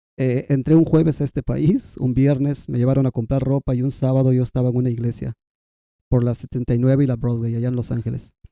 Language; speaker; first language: Spanish; non-native, local second language; Kʼicheʼ